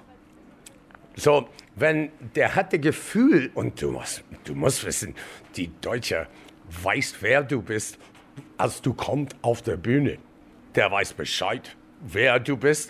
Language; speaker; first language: German; non-native, learner; English